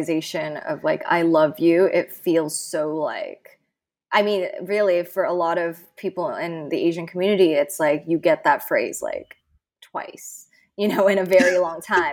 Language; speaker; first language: English; non-native, local second language; Cantonese